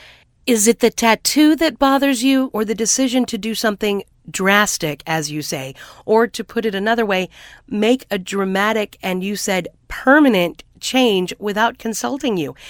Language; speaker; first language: English; native; English